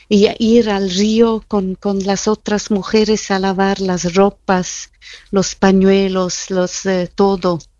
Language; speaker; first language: Spanish; non-native, fluent; German